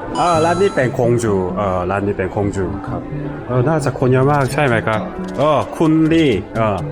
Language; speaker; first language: Thai; non-native, learner; Korean